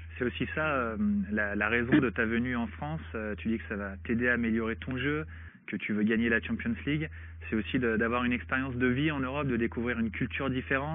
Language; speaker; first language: French; native; French